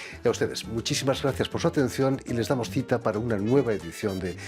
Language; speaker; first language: Spanish; native; Spanish